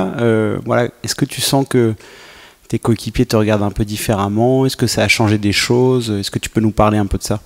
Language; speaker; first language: French; native; French